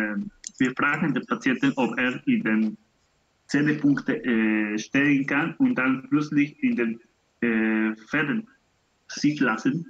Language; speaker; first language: German; non-native, learner; Spanish